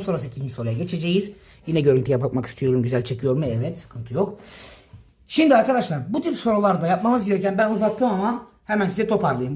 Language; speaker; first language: Turkish; native; Turkish